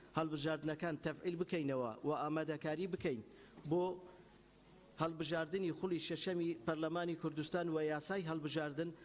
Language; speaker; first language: Central Kurdish; non-native, local second language; Turkish